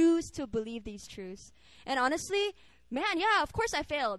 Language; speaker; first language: English; non-native, local second language; Korean